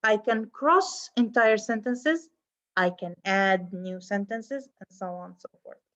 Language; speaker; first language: English; non-native, fluent; Arabic